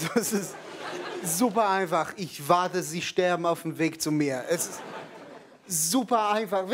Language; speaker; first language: German; non-native, fluent; Hebrew